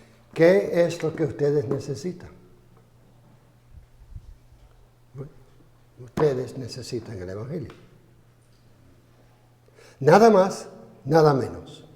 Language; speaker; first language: Spanish; non-native, fluent; English